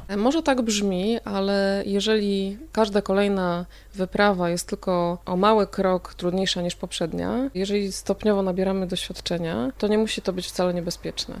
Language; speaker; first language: Polish; native; Polish